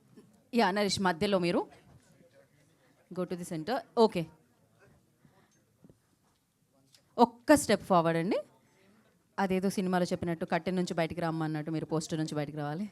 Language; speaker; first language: Telugu; native; Telugu